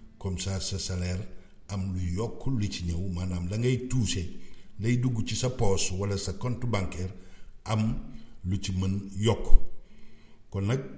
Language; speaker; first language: Wolof; native; Wolof